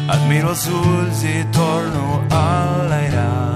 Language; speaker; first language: Catalan; native; Catalan